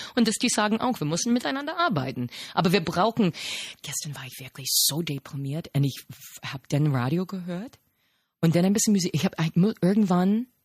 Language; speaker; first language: German; non-native, fluent; English